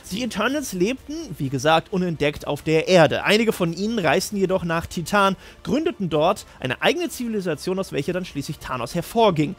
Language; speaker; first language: German; native; German